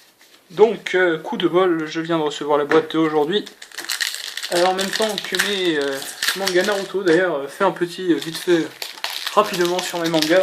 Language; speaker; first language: French; native; French